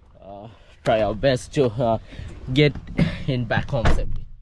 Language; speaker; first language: English; non-native, local second language; Malayalam